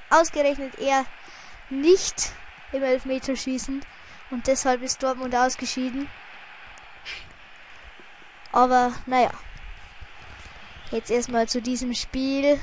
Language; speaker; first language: German; native; German